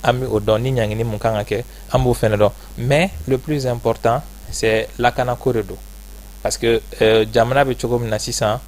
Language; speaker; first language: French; non-native, local second language; Bambara